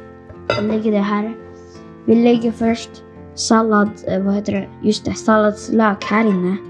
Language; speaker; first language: Swedish; non-native, fluent; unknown